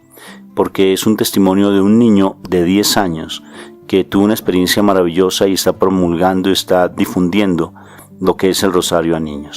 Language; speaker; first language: Spanish; native; Spanish